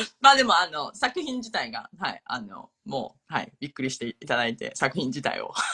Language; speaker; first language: Japanese; non-native, fluent; Chinese